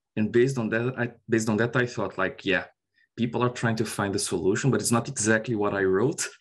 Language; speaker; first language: English; non-native, fluent; Portuguese